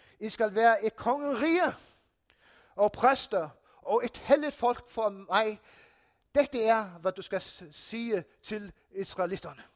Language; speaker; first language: Danish; non-native, local second language; Faroese